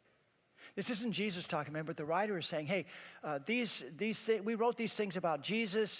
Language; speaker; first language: English; native; English